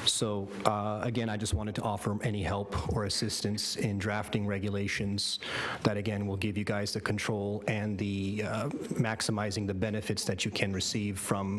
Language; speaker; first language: English; native; English